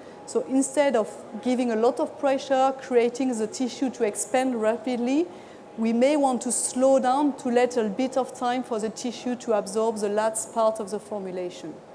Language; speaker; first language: English; non-native, fluent; French